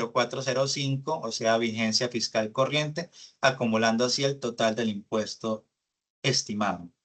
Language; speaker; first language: Spanish; native; Spanish